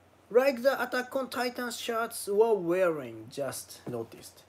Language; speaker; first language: English; non-native, fluent; Japanese